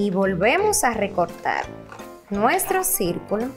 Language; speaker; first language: Spanish; native; Spanish